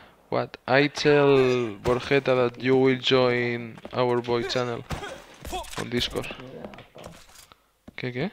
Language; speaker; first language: English; non-native, learner; Spanish